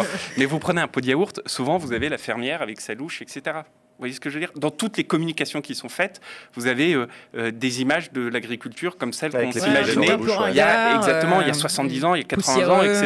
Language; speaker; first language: French; native; French